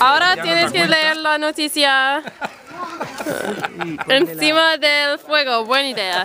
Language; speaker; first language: Spanish; non-native, learner; English